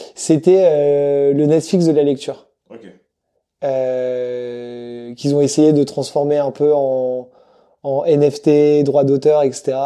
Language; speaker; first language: French; native; French